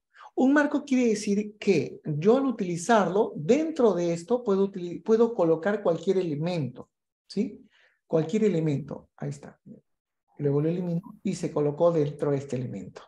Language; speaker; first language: Spanish; native; Spanish